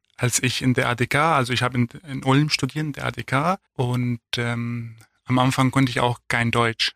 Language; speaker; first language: German; non-native, fluent; Arabic